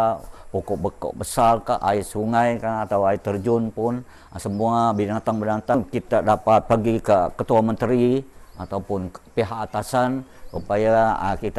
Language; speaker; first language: Indonesian; non-native, local second language; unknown